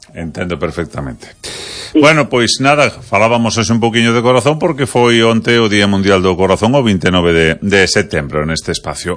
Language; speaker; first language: Galician; native; Galician